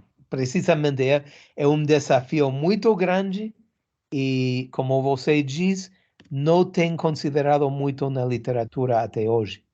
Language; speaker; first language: Portuguese; non-native, learner; English